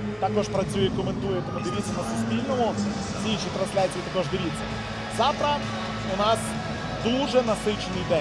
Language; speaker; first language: Ukrainian; native; Ukrainian